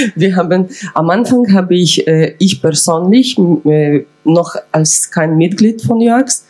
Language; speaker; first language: German; non-native, fluent; Ukrainian